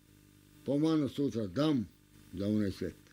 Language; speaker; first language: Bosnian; non-native, local second language; Romanian